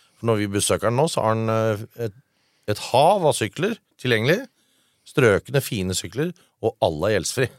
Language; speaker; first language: Norwegian; native; Norwegian